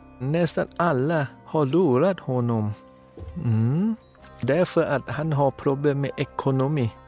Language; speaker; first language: Swedish; non-native, fluent; Thai